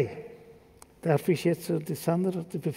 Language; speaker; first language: German; non-native, fluent; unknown